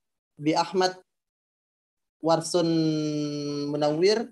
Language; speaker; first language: Arabic; non-native, learner; Indonesian